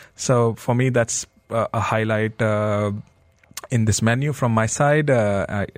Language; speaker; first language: English; non-native, local second language; Hindi